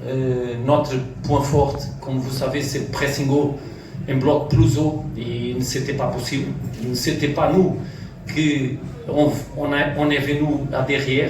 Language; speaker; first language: French; non-native, learner; Portuguese